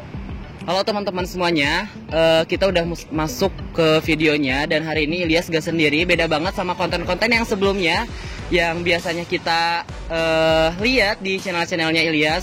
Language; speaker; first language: Indonesian; native; Indonesian